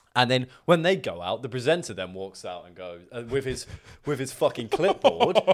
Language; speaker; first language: English; native; English